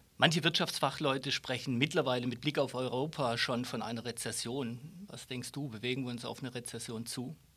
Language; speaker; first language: German; non-native, local second language; Luxembourgish